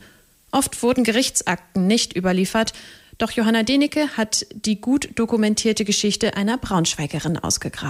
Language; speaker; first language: German; native; German